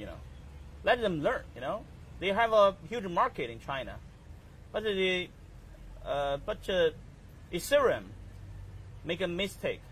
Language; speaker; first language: English; non-native, learner; Chinese